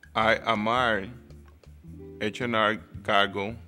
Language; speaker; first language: English; non-native, fluent; Spanish